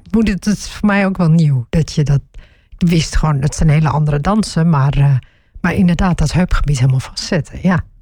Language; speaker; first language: Dutch; early bilingual, other home language; Turkish